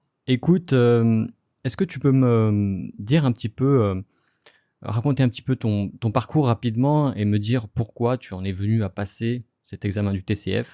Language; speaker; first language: French; native; French